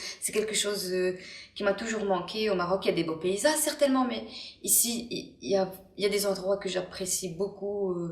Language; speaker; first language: French; non-native, local second language; Arabic